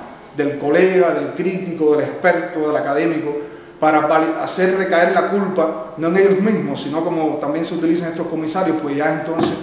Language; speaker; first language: Spanish; native; Spanish